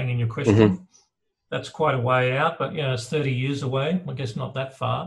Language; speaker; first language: English; native; English